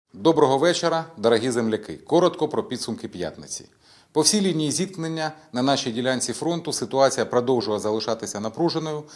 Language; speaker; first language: Ukrainian; non-native, local second language; Russian